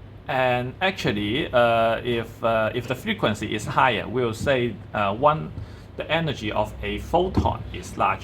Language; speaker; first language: English; non-native, fluent; Chinese